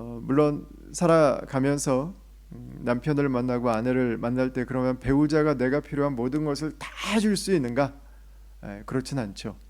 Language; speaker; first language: Korean; native; Korean